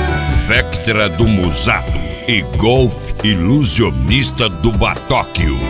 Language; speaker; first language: Portuguese; native; Portuguese